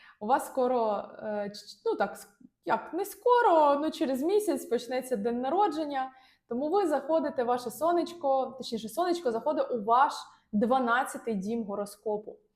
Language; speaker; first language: Ukrainian; non-native, local second language; Russian